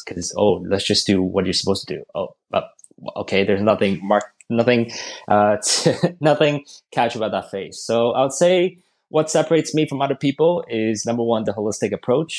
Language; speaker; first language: English; non-native, local second language; Cantonese